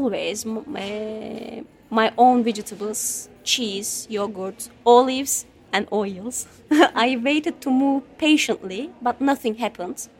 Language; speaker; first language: English; non-native, learner; Turkish